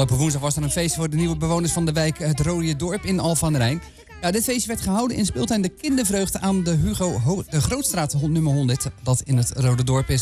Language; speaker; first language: Dutch; native; Dutch